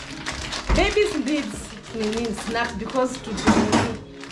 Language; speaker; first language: English; non-native, local second language; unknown